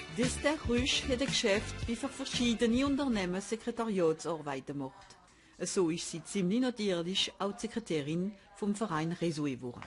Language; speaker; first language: German; non-native, local second language; French